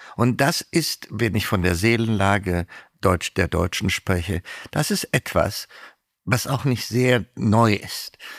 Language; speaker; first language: German; non-native, fluent; Amharic